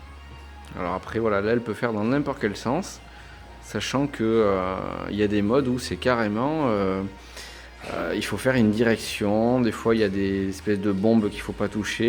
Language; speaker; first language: French; native; French